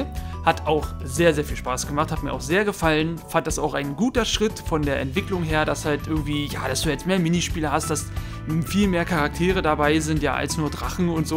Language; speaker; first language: German; native; German